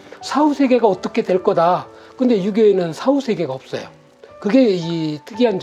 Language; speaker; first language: Korean; native; Korean